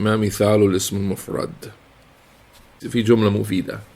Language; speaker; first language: Arabic; non-native, fluent; English